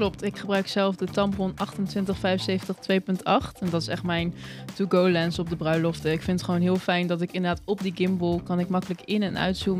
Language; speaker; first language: Dutch; native; Dutch